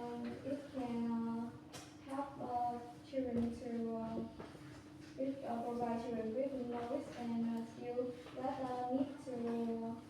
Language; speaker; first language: English; non-native, learner; Vietnamese